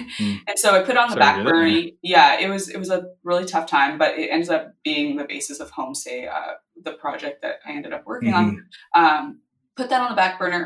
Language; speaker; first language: English; native; English